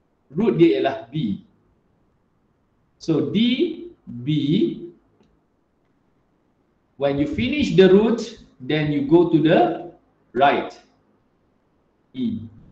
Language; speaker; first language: English; non-native, local second language; Malay